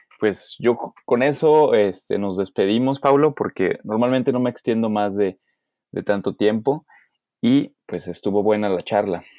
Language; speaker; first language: Spanish; native; Spanish